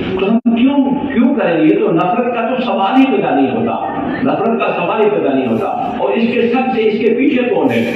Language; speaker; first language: Urdu; non-native, local second language; Sindhi